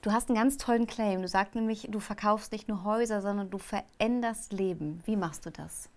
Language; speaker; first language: German; native; German